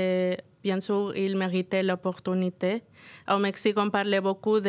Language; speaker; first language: French; non-native, fluent; Spanish